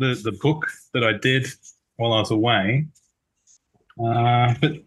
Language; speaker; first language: English; native; English